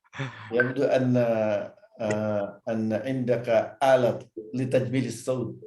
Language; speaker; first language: Arabic; non-native, fluent; Indonesian